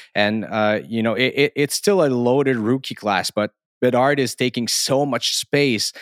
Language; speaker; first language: English; non-native, fluent; French